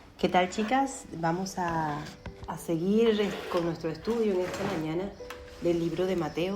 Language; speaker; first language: Spanish; native; Spanish